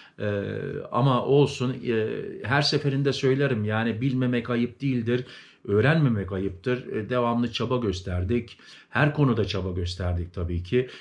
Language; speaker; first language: Turkish; early bilingual, heritage; Turkish